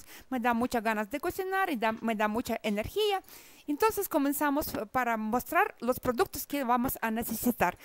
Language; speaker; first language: Spanish; non-native, fluent; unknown